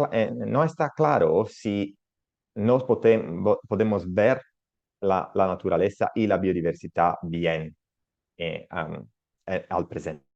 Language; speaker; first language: Spanish; non-native, learner; Italian